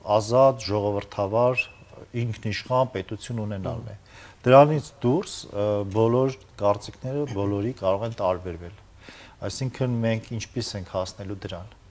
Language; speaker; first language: Armenian; native; Armenian